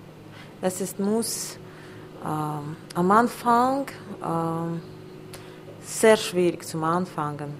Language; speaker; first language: German; non-native, learner; Russian